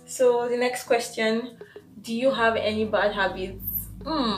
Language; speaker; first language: English; non-native, local second language; Igbo